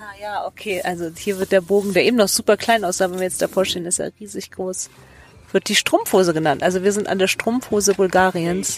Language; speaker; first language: German; native; German